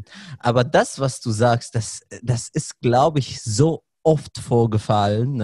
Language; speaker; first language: German; non-native, fluent; Arabic